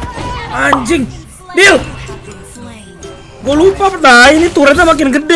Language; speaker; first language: Indonesian; native; Indonesian